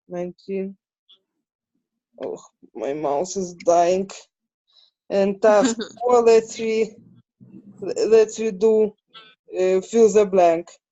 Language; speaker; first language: English; non-native, learner; Ukrainian